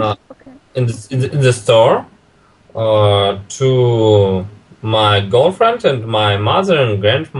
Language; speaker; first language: English; non-native, learner; Russian